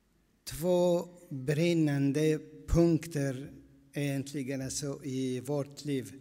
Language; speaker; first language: Swedish; non-native, fluent; Aramaic